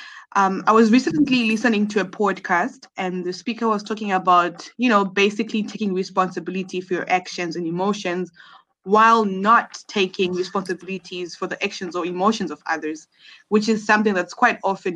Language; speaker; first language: English; non-native, local second language; Shona